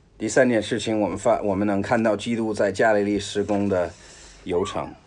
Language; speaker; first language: Chinese; non-native, fluent; English